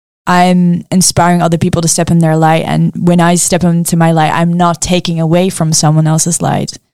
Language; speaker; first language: English; early bilingual, other home language; Dutch